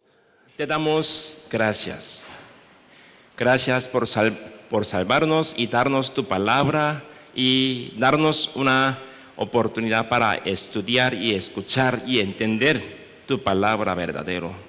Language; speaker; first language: Spanish; non-native, learner; Korean